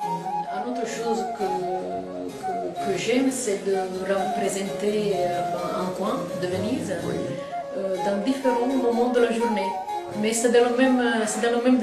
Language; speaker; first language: French; non-native, fluent; Italian